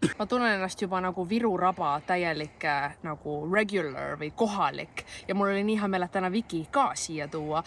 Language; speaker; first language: Estonian; native; Estonian